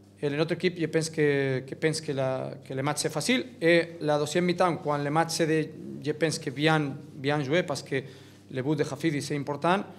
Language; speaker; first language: French; non-native, learner; Catalan